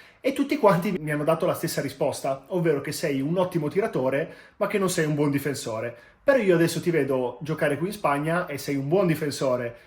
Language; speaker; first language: Italian; native; Italian